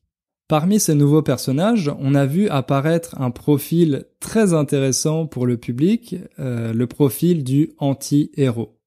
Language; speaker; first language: French; native; French